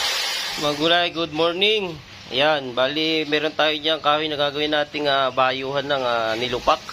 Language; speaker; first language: Filipino; native; Filipino